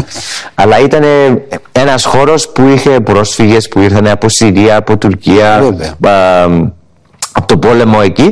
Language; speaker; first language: Greek; early bilingual, heritage; English